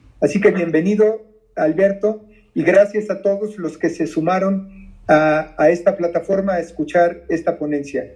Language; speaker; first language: Spanish; native; Spanish